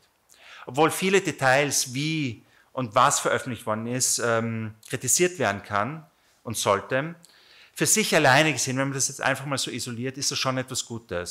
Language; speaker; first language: German; native; German